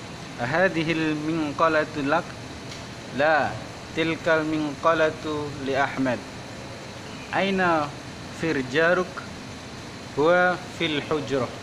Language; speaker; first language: Arabic; non-native, learner; Indonesian